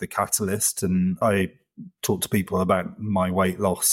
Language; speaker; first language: English; native; English